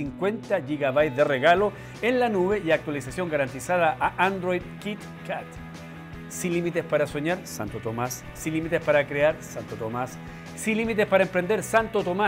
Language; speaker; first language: Spanish; native; Spanish